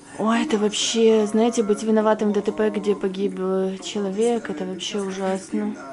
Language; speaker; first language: Russian; non-native, local second language; Ukrainian